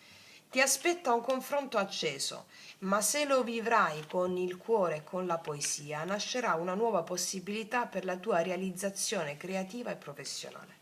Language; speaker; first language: Italian; native; Italian